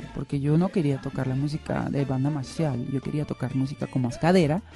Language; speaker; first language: Spanish; non-native, fluent; Dutch